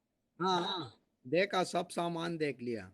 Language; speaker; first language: Hindi; non-native, local second language; Pashto